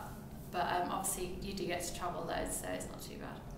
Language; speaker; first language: English; native; English